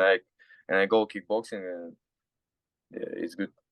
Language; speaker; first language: English; non-native, learner; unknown